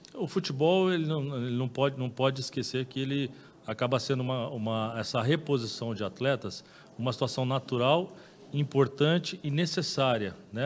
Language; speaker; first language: Portuguese; native; Portuguese